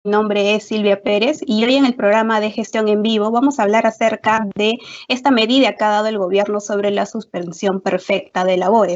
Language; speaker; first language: Spanish; native; Spanish